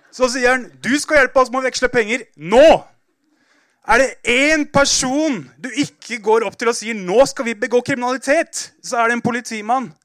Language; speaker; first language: Norwegian; native; Norwegian